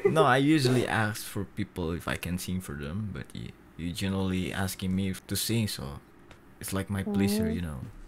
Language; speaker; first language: English; non-native, fluent; Indonesian